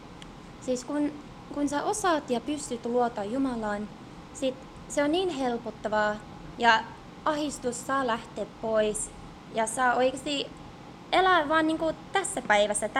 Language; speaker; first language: Finnish; early bilingual, heritage; English